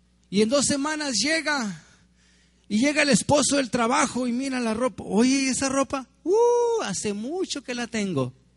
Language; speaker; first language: Spanish; early bilingual, heritage; Spanish